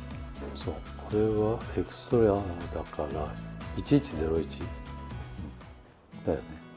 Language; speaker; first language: Japanese; native; Japanese